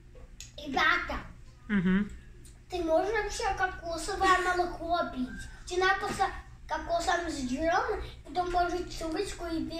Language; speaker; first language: Russian; early bilingual, heritage; Russian